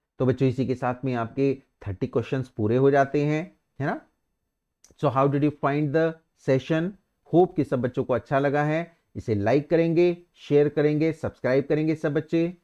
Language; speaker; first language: Hindi; native; Hindi